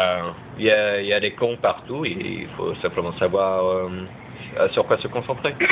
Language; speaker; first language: French; early bilingual, heritage; French